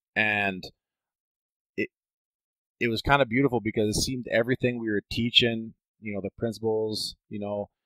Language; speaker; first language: English; native; English